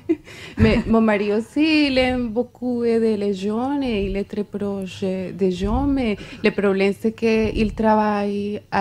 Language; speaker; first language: French; non-native, fluent; Spanish